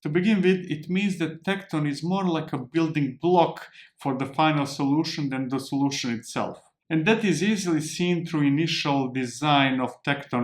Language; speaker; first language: English; non-native, fluent; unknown